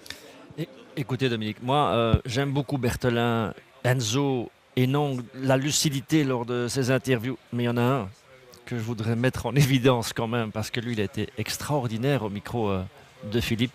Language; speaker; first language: French; native; French